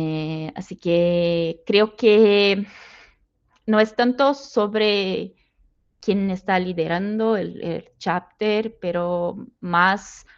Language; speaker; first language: Spanish; non-native, fluent; Portuguese